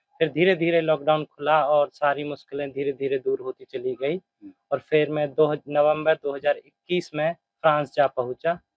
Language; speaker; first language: Hindi; native; Hindi